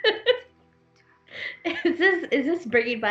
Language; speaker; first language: English; native; English